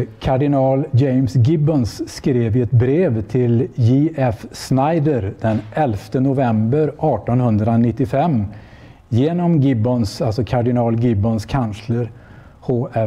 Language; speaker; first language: Swedish; native; Swedish